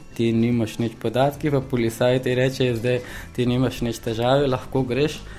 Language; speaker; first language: Slovenian; non-native, learner; Persian